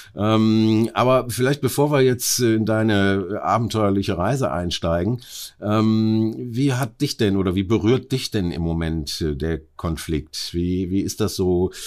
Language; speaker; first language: German; native; German